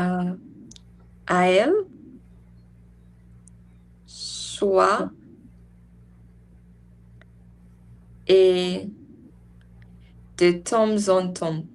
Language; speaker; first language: French; non-native, learner; English